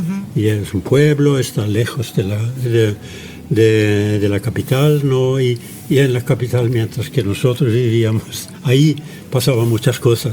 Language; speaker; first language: Spanish; non-native, fluent; Norwegian